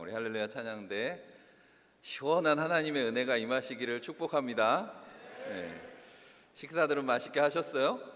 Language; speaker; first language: Korean; native; Korean